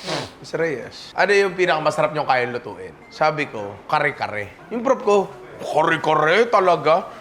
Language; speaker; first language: Filipino; native; Filipino